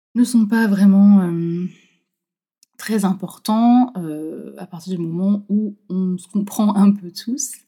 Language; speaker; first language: French; native; French